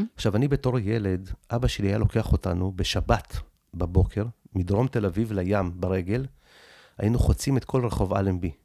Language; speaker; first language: Hebrew; early bilingual, other home language; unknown